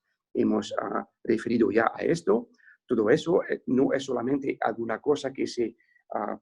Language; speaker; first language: Spanish; non-native, fluent; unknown